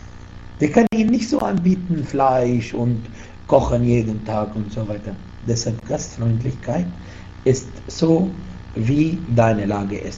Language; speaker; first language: German; non-native, fluent; Arabic